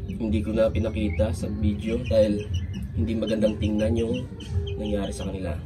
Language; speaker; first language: Filipino; non-native, local second language; Bikol